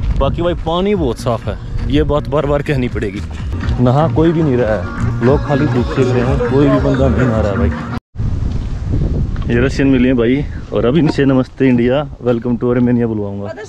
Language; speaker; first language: Hindi; native; Hindi